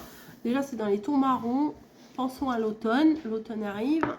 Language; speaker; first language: French; native; French